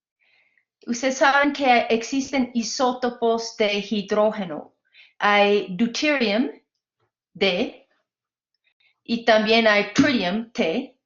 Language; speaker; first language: Spanish; non-native, fluent; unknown